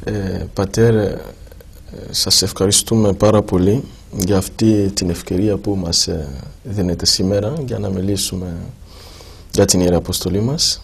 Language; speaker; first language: Greek; non-native, fluent; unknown